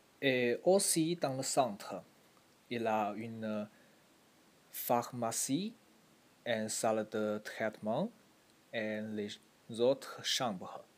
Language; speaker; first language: French; non-native, learner; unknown